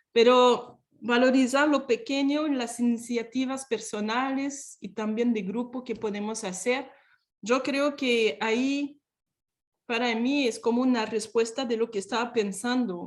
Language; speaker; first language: Spanish; non-native, fluent; French